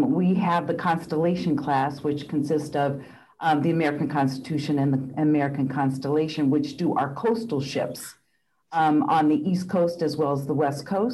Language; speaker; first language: English; native; English